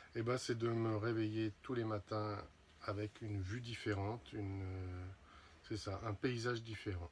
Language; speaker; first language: French; native; French